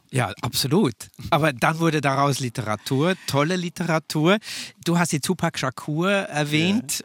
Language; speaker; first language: German; native; German